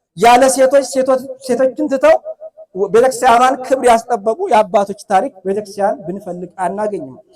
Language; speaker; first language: Amharic; native; Amharic